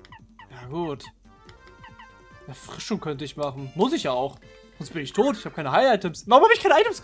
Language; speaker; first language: German; native; German